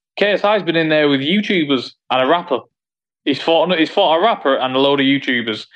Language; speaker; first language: English; native; English